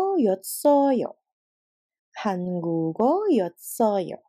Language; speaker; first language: Korean; non-native, fluent; Indonesian